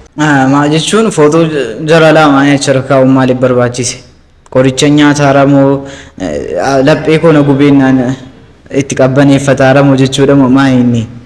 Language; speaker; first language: Oromo; native; Oromo